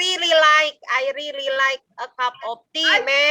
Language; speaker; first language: English; non-native, learner; Indonesian